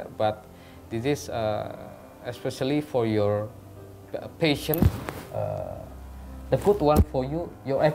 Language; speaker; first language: English; non-native, learner; Indonesian